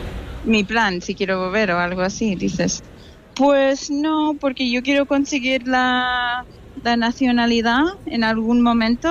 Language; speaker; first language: Spanish; non-native, fluent; English